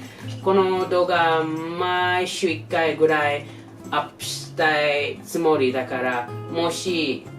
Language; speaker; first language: Japanese; non-native, learner; English